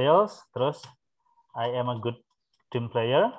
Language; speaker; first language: English; non-native, fluent; Indonesian